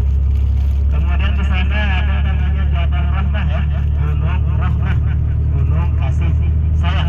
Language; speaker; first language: Indonesian; native; Indonesian